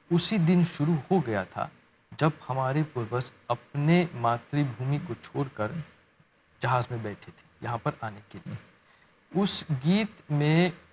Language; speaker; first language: Hindi; non-native, local second language; Morisyen